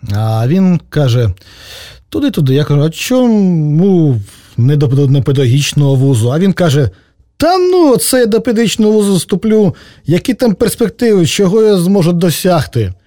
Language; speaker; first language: Ukrainian; native; Ukrainian